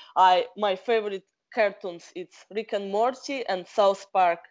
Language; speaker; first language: English; non-native, learner; Kazakh